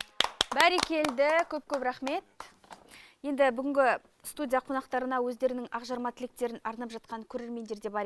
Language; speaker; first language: Kazakh; native; Kazakh